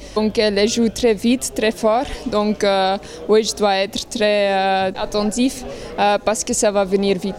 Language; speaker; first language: French; non-native, local second language; Dutch